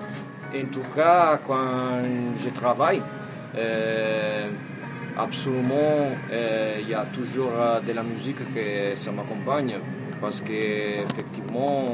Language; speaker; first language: French; non-native, fluent; Italian